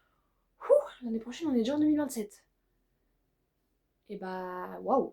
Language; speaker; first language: French; native; French